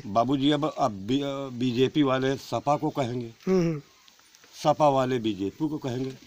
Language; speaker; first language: Hindi; native; Hindi